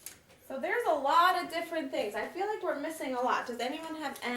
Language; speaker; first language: English; native; English